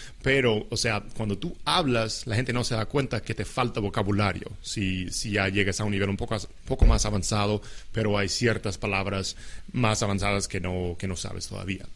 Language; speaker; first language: Spanish; non-native, fluent; English